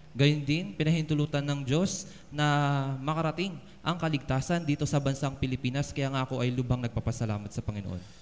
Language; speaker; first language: Filipino; native; Filipino